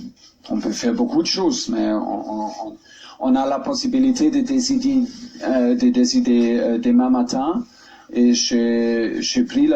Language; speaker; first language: French; non-native, learner; German